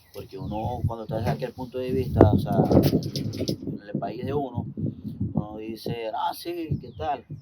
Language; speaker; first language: Spanish; native; Spanish